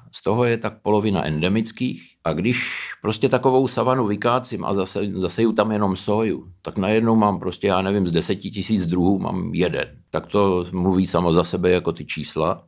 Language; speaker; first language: Czech; early bilingual, heritage; Czech